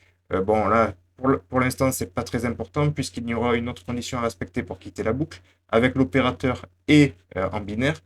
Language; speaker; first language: French; native; French